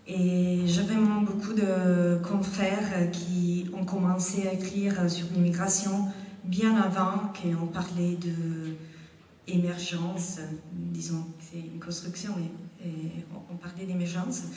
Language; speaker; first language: French; non-native, fluent; Italian